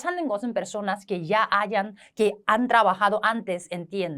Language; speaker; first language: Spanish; non-native, fluent; Korean